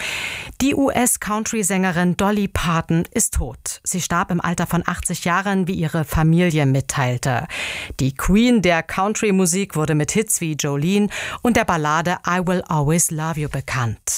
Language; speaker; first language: German; native; German